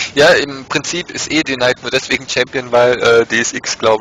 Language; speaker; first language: German; native; German